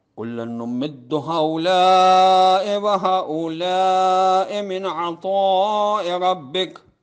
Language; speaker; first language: Arabic; non-native, fluent; Urdu